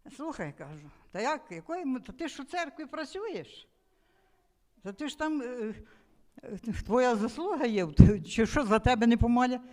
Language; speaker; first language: Ukrainian; native; Ukrainian